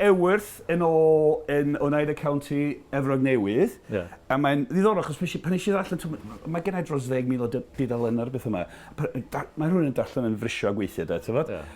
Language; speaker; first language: Welsh; non-native, fluent; English